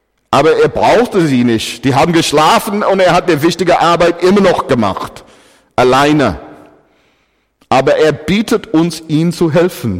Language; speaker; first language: German; non-native, fluent; English